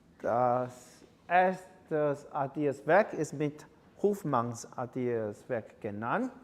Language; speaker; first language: German; non-native, learner; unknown